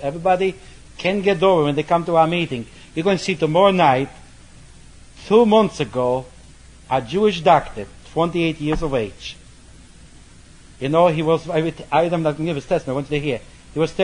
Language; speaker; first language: English; non-native, fluent; Polish